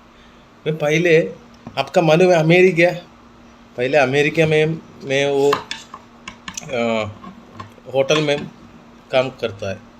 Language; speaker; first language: Hindi; non-native, local second language; Malayalam